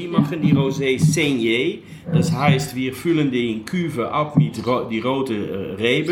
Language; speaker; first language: German; non-native, learner; Dutch